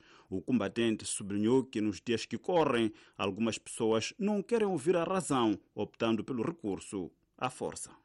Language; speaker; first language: Portuguese; native; Portuguese